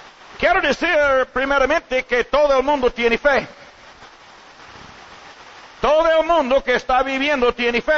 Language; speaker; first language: Spanish; non-native, learner; English